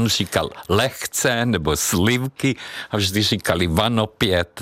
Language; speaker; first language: Czech; non-native, fluent; Hungarian